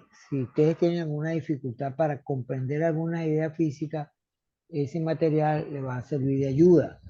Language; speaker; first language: Spanish; native; Spanish